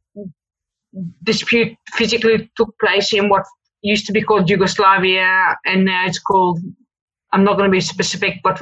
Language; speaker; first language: English; early bilingual, other home language; Hungarian